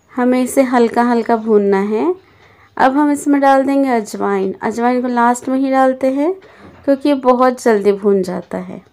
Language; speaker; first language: Hindi; native; Hindi